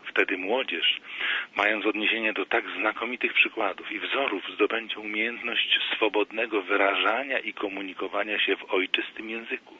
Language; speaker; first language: Polish; native; Polish